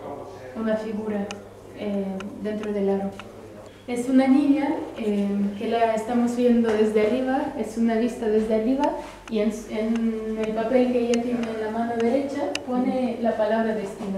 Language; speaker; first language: Spanish; early bilingual, other home language; Russian